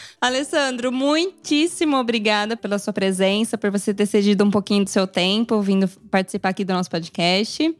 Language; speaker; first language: Portuguese; native; Portuguese